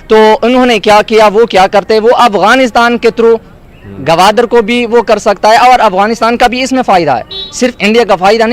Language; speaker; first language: Hindi; non-native, local second language; Pashto